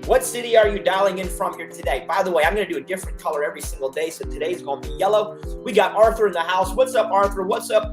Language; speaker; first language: English; native; English